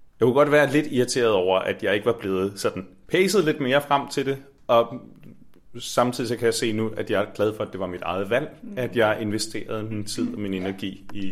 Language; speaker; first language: Danish; native; Danish